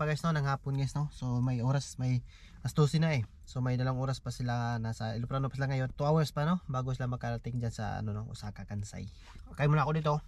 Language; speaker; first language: Filipino; native; Filipino